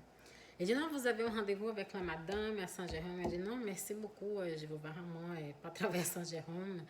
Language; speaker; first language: French; non-native, fluent; Portuguese